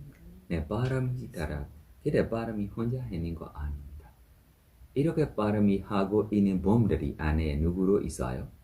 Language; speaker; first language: Korean; non-native, fluent; Burmese